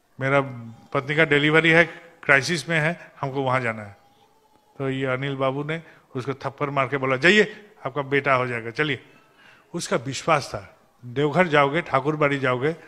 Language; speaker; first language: Hindi; non-native, local second language; Bangla